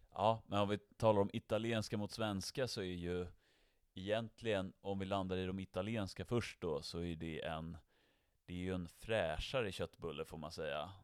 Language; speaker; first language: Swedish; native; Swedish